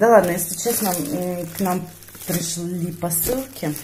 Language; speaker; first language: Russian; native; Russian